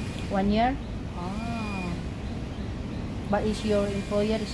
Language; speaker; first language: English; non-native, local second language; Filipino